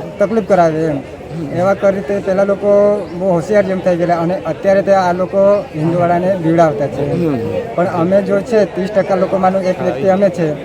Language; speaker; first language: Gujarati; non-native, local second language; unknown